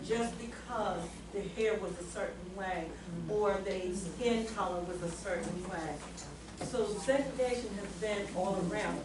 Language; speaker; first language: English; native; English